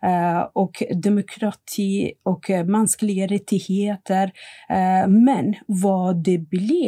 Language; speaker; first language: Swedish; non-native, fluent; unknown